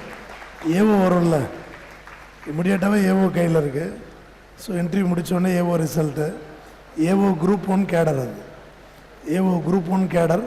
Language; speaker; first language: Tamil; native; Tamil